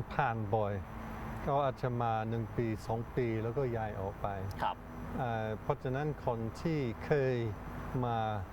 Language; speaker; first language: Thai; non-native, fluent; English